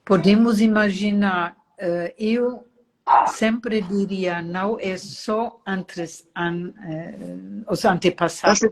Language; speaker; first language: Portuguese; non-native, fluent; German